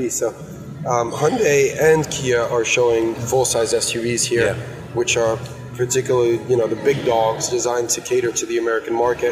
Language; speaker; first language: English; native; English